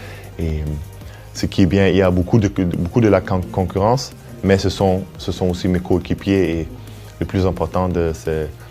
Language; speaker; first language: French; early bilingual, heritage; German